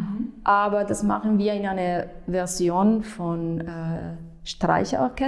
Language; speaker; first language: German; non-native, fluent; Italian